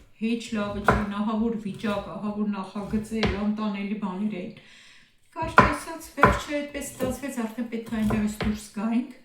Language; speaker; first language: Armenian; native; Armenian